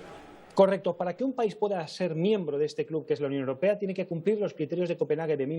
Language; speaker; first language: Spanish; native; Spanish